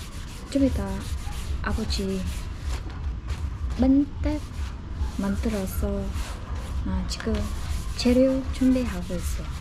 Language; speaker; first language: Korean; non-native, fluent; Vietnamese